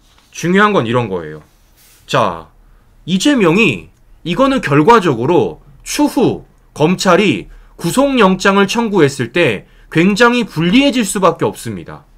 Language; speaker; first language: Korean; native; Korean